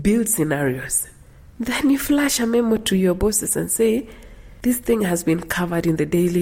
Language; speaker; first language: English; non-native, local second language; Kalenjin